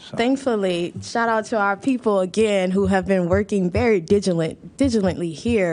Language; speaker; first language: English; native; English